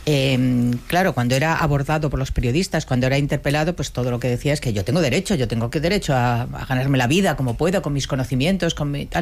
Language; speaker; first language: Spanish; native; Spanish